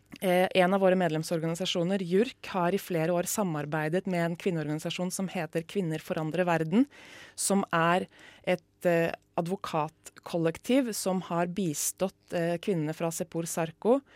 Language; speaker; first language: Norwegian; native; Norwegian